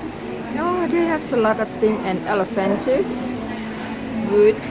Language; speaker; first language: English; non-native, learner; Thai